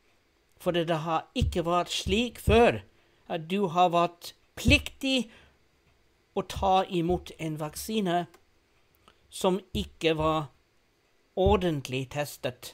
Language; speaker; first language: Norwegian; non-native, fluent; English